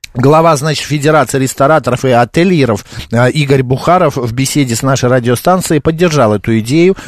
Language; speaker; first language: Russian; native; Russian